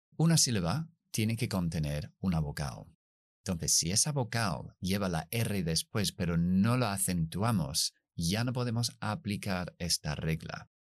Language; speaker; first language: Spanish; non-native, fluent; English